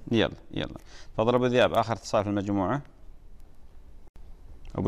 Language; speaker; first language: Arabic; native; Arabic